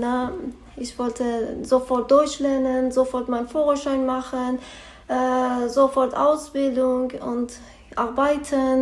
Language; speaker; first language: German; non-native, learner; Persian